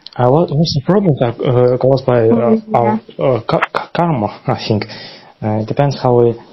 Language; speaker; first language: English; non-native, learner; Russian